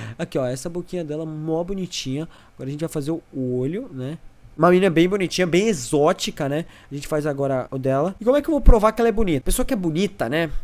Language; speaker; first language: Portuguese; native; Portuguese